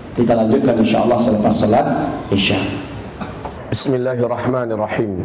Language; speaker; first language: Indonesian; non-native, local second language; Minangkabau